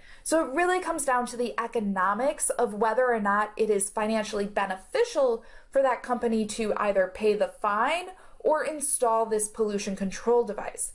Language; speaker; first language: English; native; English